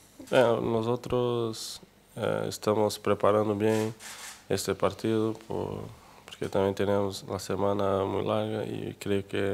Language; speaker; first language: Spanish; non-native, fluent; Portuguese